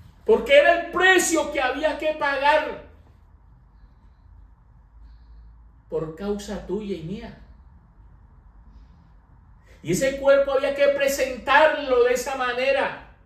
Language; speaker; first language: Spanish; native; Spanish